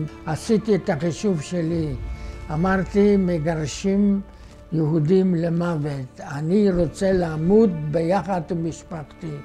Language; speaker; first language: Hebrew; non-native, fluent; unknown